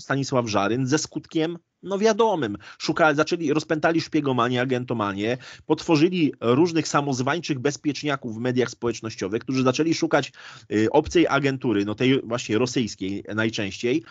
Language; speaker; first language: Polish; native; Polish